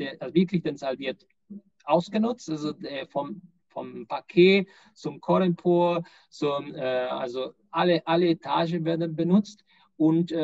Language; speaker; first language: German; non-native, fluent; Spanish